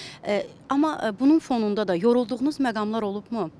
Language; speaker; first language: Azerbaijani; native; Azerbaijani